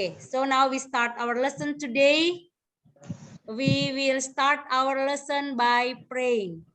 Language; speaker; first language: English; non-native, local second language; Indonesian